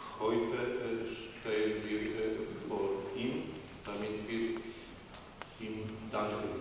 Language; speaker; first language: German; non-native, fluent; Polish